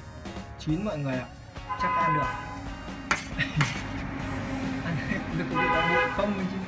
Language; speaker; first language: Vietnamese; native; Vietnamese